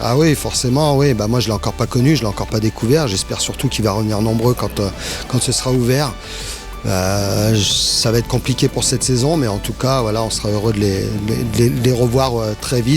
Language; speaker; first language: French; native; French